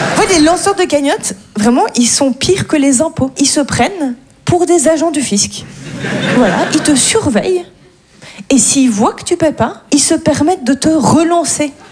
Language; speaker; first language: French; native; French